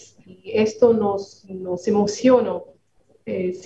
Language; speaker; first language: Spanish; non-native, fluent; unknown